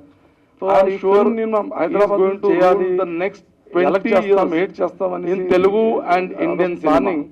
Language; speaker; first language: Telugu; early bilingual, heritage; Telugu